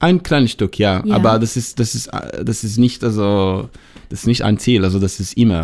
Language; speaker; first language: German; non-native, learner; Hebrew